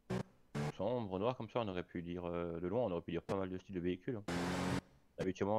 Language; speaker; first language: French; native; French